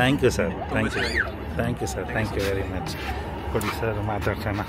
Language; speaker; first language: Kannada; native; Kannada